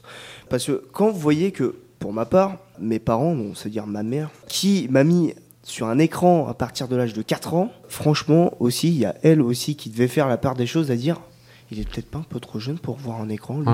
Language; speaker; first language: French; native; French